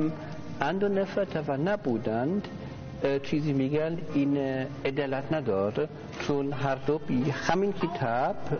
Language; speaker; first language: Persian; non-native, learner; German